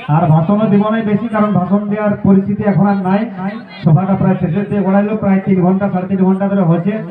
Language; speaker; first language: Bangla; native; Bangla